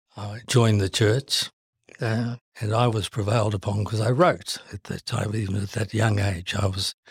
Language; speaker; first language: English; native; English